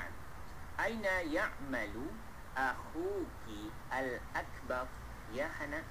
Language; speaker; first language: Arabic; non-native, fluent; Malay